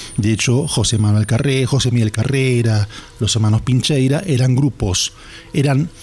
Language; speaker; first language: Spanish; native; Spanish